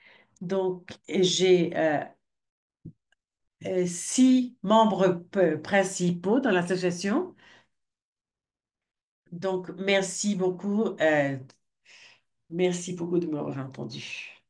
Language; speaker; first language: French; non-native, fluent; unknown